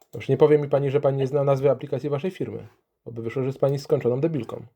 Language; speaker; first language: Polish; native; Polish